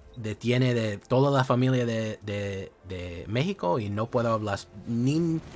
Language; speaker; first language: Spanish; non-native, learner; English